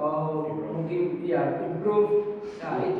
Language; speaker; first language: Indonesian; non-native, fluent; Portuguese